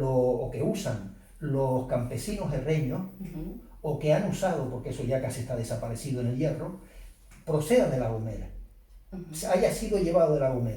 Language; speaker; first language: Spanish; native; Spanish